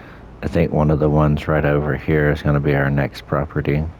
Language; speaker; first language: English; native; English